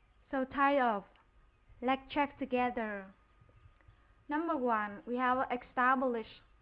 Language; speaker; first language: English; non-native, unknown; Vietnamese